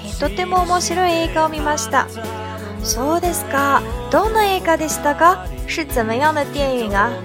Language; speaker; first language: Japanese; non-native, fluent; Chinese